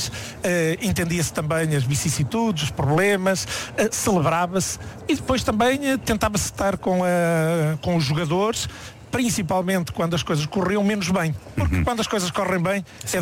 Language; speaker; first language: Portuguese; native; Portuguese